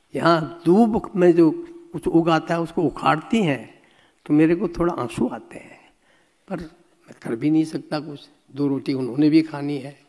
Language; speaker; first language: Hindi; native; Hindi